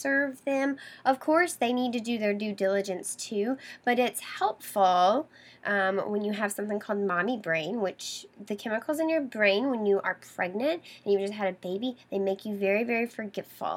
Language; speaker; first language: English; native; English